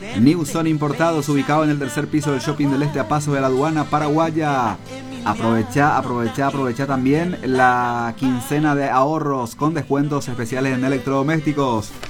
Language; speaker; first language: Spanish; non-native, local second language; Guarani